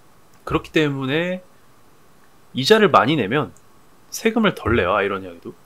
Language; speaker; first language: Korean; native; Korean